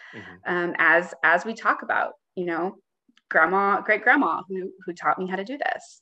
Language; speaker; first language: English; native; English